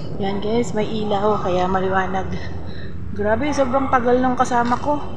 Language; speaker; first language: Filipino; non-native, local second language; Hiligaynon